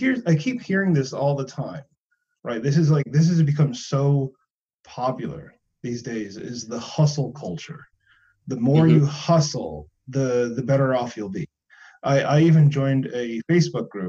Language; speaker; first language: English; native; English